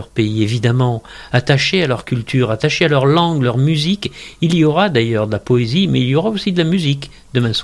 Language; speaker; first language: French; native; French